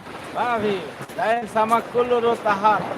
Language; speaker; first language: Arabic; non-native, learner; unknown